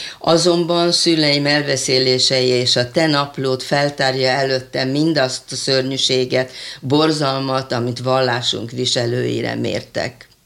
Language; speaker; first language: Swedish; non-native, fluent; Hungarian